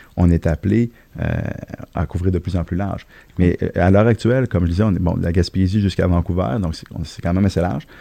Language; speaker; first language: French; native; French